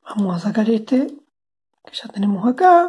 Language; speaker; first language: Spanish; native; Spanish